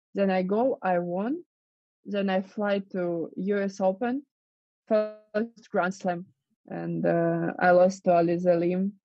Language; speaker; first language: English; non-native, fluent; Russian